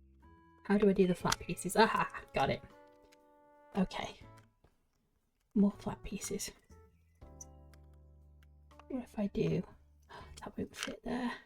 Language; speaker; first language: English; native; English